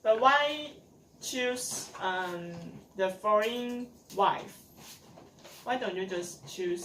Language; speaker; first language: English; non-native, learner; Chinese